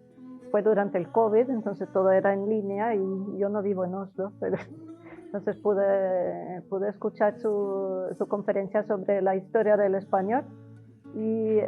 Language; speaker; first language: Spanish; non-native, fluent; Norwegian